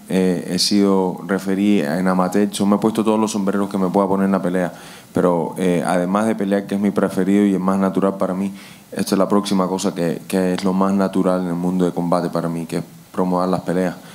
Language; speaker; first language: Spanish; early bilingual, heritage; Spanish